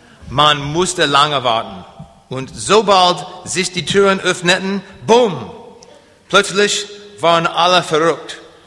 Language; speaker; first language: German; non-native, learner; English